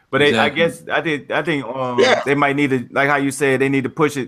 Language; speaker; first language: English; native; English